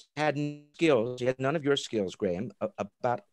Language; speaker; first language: English; native; English